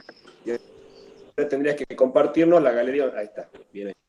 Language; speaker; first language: Spanish; native; Spanish